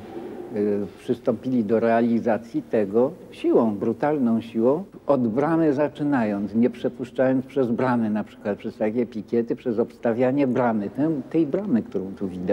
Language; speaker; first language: Polish; native; Polish